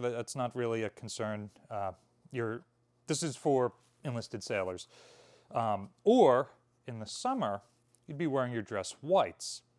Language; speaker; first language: English; native; English